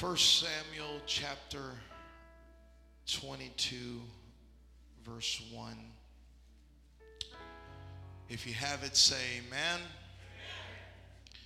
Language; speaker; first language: English; native; English